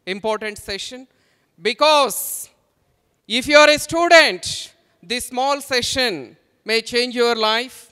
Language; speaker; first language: English; non-native, local second language; Telugu